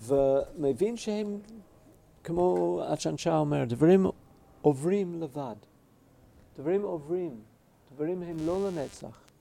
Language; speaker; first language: Hebrew; non-native, fluent; English